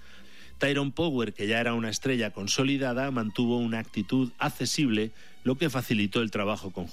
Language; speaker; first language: Spanish; native; Spanish